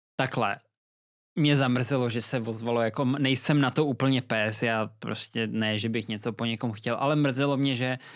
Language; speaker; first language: Czech; native; Czech